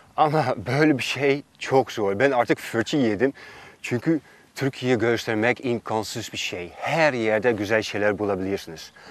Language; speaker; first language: Turkish; non-native, fluent; Dutch